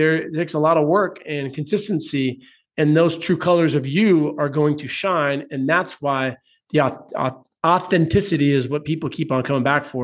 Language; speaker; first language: English; native; English